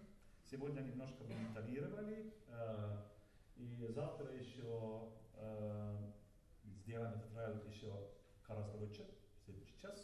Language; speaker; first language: Russian; non-native, learner; Estonian